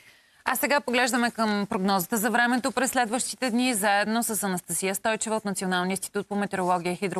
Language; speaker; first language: Bulgarian; native; Bulgarian